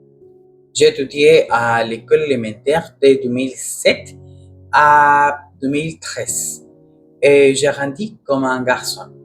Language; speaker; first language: French; non-native, learner; Spanish